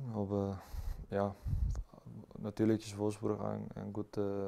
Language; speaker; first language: German; non-native, learner; Dutch